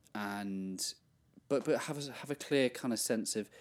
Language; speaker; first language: English; native; English